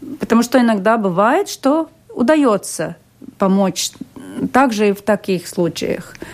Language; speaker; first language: Russian; non-native, local second language; Latvian